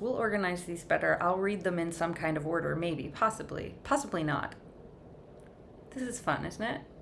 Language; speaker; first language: English; native; English